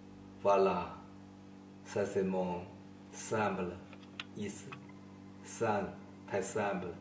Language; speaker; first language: French; non-native, learner; Chinese